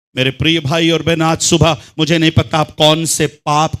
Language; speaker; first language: Hindi; non-native, local second language; Telugu